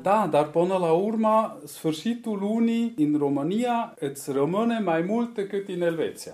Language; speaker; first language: Romanian; non-native, fluent; Swiss German